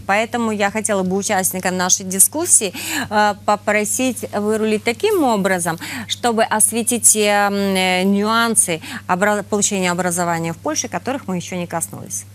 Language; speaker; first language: Russian; native; Russian